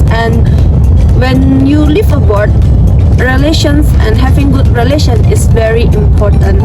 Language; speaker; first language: English; non-native, learner; Indonesian